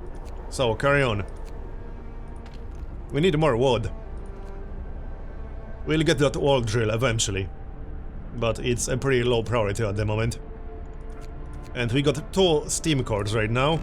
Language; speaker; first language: English; native; English